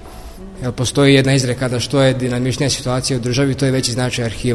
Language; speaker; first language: Croatian; native; Croatian